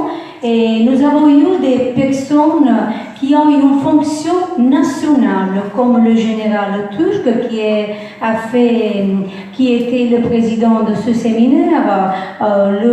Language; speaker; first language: French; non-native, fluent; Italian